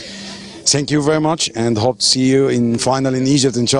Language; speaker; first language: English; non-native, learner; Arabic